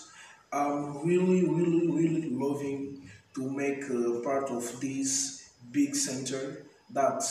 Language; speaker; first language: English; non-native, fluent; Portuguese